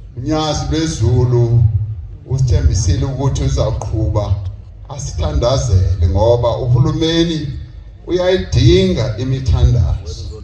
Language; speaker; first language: Zulu; non-native, local second language; Venda